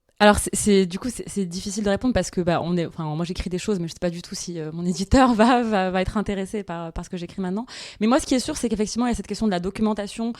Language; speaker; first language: French; non-native, local second language; Arabic